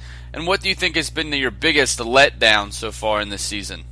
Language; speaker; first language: English; native; English